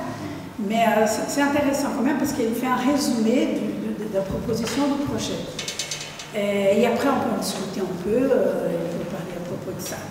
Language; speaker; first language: French; non-native, fluent; Portuguese